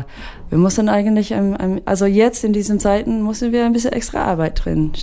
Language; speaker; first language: German; non-native, fluent; English